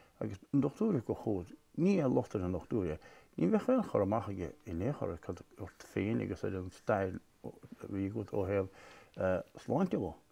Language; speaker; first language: Irish; native; Irish